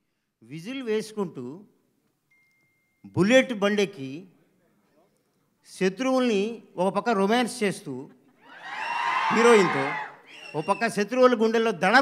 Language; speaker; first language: Telugu; native; Telugu